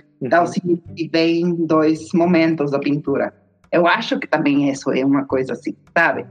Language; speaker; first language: Portuguese; non-native, fluent; Spanish